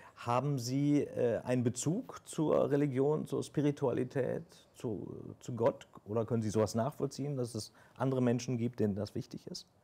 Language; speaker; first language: German; native; German